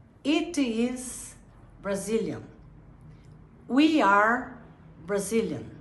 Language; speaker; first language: English; non-native, fluent; Portuguese